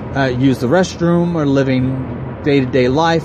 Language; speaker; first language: English; native; English